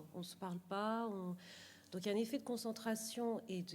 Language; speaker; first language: French; native; French